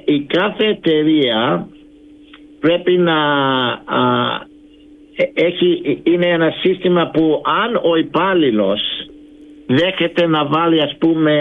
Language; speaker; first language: Greek; early bilingual, heritage; Greek